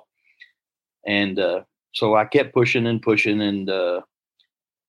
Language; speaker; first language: English; native; English